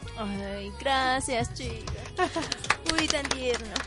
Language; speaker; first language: Spanish; non-native, fluent; Chinese